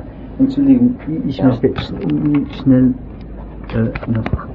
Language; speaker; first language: German; non-native, local second language; French